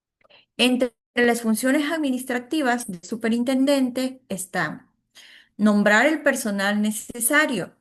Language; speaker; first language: Spanish; native; Spanish